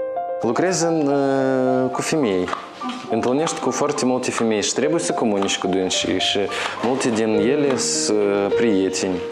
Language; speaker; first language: Romanian; non-native, local second language; Russian